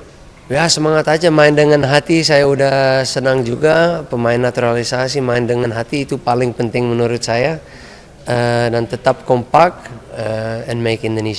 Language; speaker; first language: Indonesian; non-native, fluent; Dutch